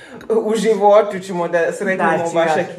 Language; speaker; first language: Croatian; non-native, fluent; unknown